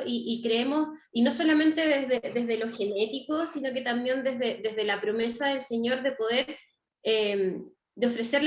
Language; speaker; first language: Spanish; native; Spanish